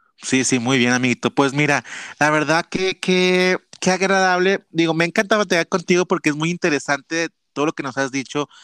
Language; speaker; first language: Spanish; native; Spanish